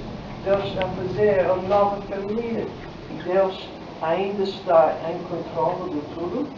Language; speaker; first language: Portuguese; non-native, fluent; English